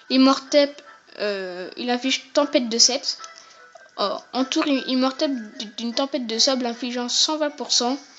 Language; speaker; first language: French; native; French